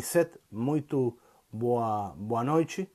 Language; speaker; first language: Portuguese; non-native, learner; Spanish